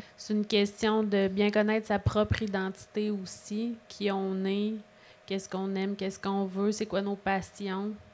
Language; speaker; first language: French; native; French